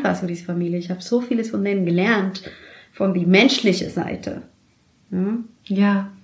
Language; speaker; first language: German; non-native, fluent; Spanish